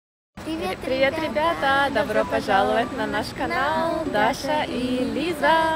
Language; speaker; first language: Russian; native; Russian